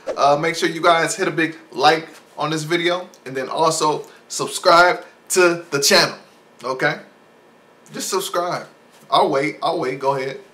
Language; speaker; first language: English; native; English